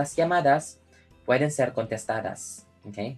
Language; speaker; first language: Spanish; non-native, learner; Filipino